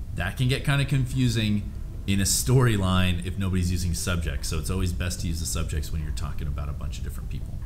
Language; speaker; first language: English; native; English